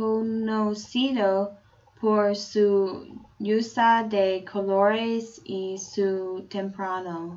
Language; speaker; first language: Spanish; non-native, learner; English